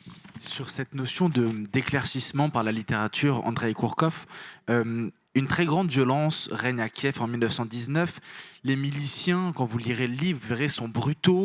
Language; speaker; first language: French; native; French